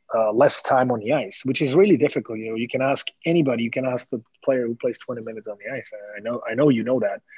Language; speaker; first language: English; non-native, fluent; Slovak